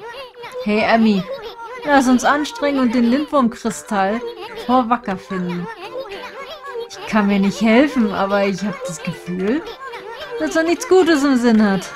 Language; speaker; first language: German; native; German